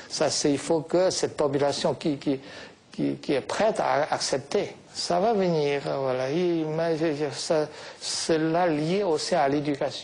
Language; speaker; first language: French; non-native, fluent; Chinese